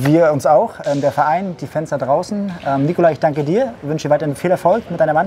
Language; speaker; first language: German; native; German